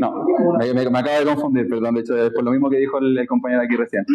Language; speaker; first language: Spanish; native; Spanish